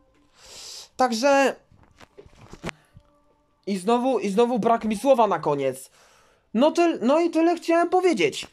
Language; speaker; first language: Polish; native; Polish